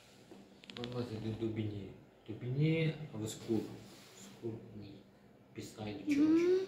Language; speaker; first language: English; non-native, learner; French